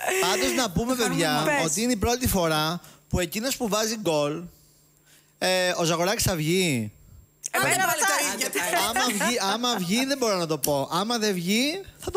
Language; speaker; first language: Greek; native; Greek